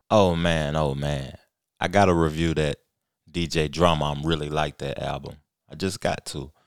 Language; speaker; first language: English; native; English